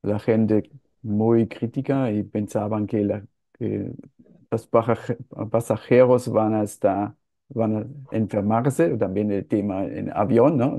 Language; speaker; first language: Spanish; non-native, fluent; German